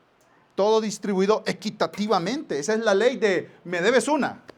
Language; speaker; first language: Spanish; native; Spanish